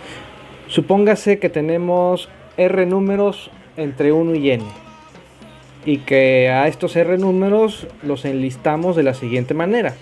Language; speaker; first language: Spanish; native; Spanish